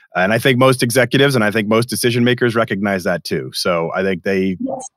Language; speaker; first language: English; non-native, fluent; Spanish